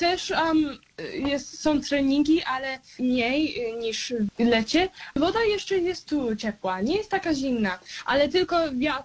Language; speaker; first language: Polish; early bilingual, heritage; Polish